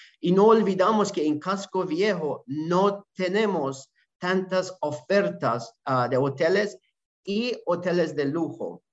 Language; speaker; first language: Spanish; non-native, learner; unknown